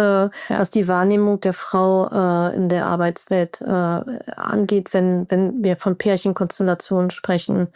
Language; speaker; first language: German; native; German